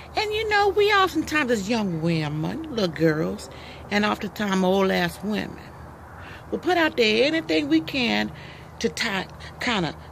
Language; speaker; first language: English; native; English